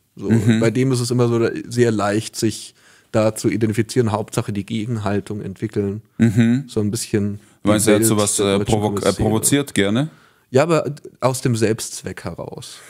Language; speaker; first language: German; native; German